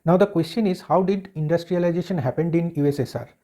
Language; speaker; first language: English; non-native, local second language; Bangla